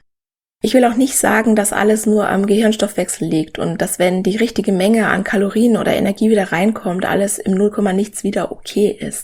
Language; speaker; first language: German; native; German